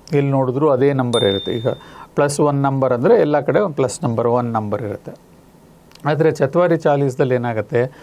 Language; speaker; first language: Kannada; native; Kannada